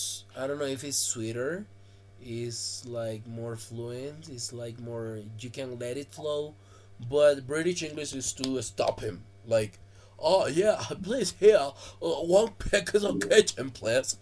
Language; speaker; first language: English; non-native, fluent; Spanish